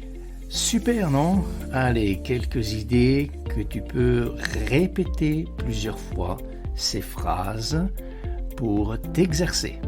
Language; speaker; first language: French; non-native, fluent; Italian